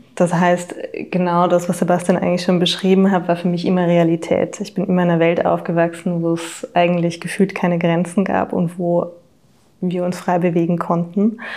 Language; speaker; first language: German; native; German